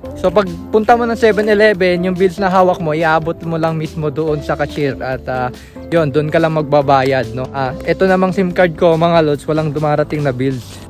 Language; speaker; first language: Filipino; native; Filipino